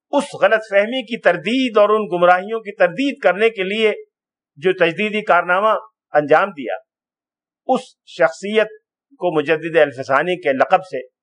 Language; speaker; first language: Urdu; native; Urdu